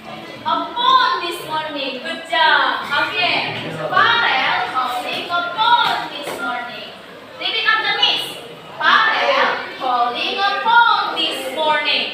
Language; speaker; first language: English; non-native, learner; Indonesian